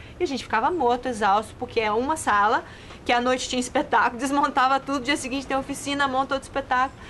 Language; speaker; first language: Portuguese; native; Portuguese